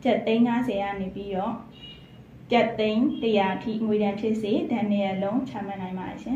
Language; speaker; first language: Burmese; native; Burmese